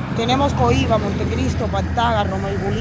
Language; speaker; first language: Spanish; native; Spanish